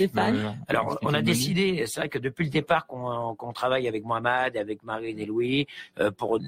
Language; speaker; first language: French; native; French